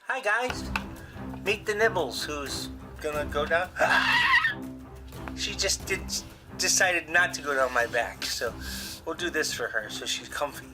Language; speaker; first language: English; native; English